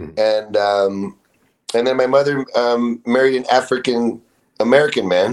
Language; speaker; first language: English; native; English